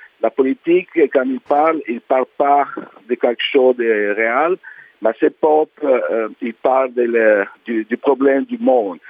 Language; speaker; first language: French; non-native, learner; Italian